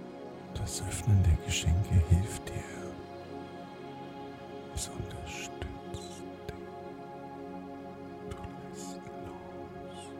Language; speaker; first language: German; native; German